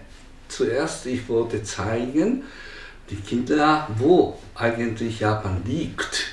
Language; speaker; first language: German; non-native, fluent; Japanese